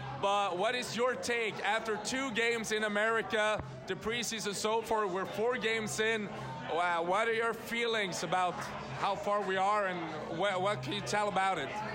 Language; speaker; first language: English; non-native, fluent; Swedish